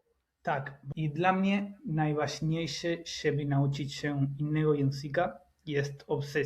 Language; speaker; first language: Polish; non-native, learner; Spanish